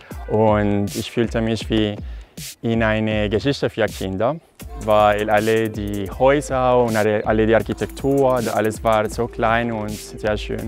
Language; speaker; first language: German; non-native, local second language; Spanish